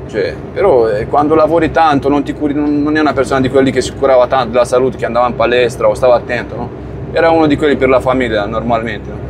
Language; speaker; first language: Italian; non-native, fluent; Romanian